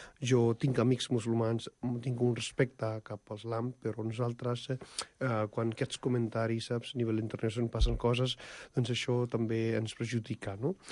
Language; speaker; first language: Catalan; non-native, fluent; Punjabi